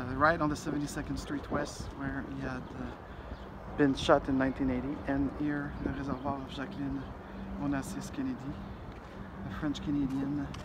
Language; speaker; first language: English; non-native, fluent; French